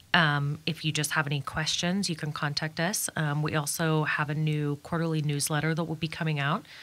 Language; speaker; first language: English; native; English